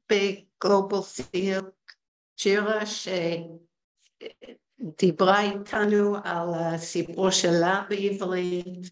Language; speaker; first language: Hebrew; early bilingual, heritage; Hebrew